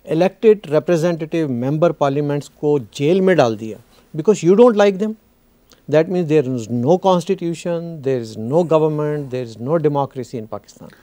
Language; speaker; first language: Urdu; native; Urdu